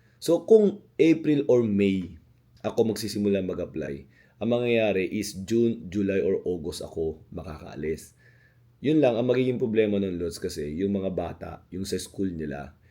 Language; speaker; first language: Filipino; native; Filipino